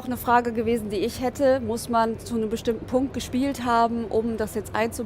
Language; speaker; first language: German; native; German